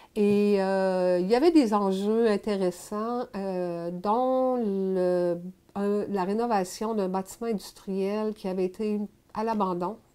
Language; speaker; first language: French; native; French